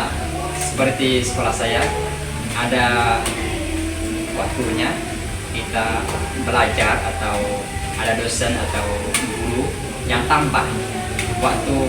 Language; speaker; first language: Indonesian; non-native, learner; Khmer